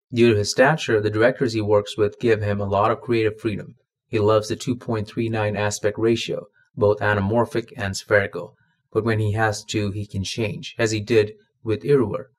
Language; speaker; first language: English; non-native, local second language; Malayalam